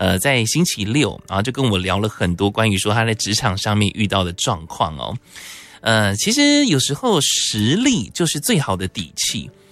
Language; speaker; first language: Chinese; native; Chinese